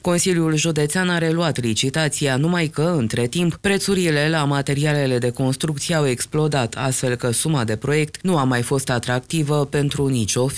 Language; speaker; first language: Romanian; native; Romanian